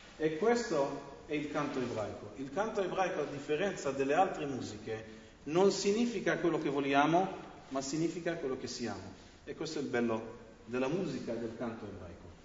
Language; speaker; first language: Italian; non-native, fluent; Hebrew